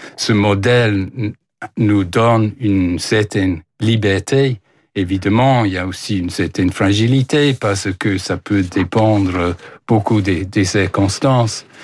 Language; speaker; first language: French; non-native, fluent; English